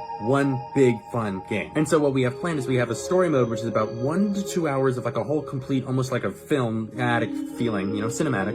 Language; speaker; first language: English; native; English